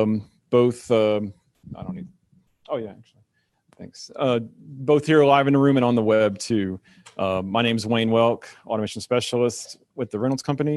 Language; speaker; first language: English; native; English